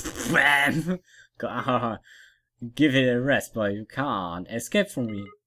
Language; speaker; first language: English; non-native, learner; German